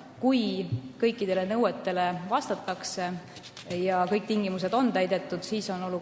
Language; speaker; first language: Estonian; native; Estonian